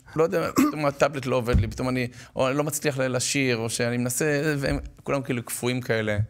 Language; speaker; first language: Hebrew; native; Hebrew